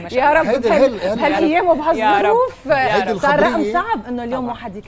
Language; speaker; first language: Arabic; native; Arabic